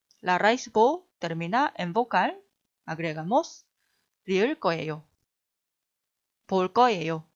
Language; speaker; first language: Spanish; non-native, fluent; Korean